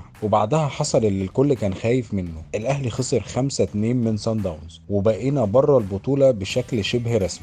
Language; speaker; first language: Arabic; native; Arabic